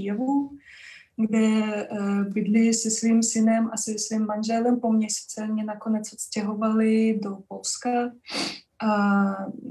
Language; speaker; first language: Czech; non-native, fluent; Russian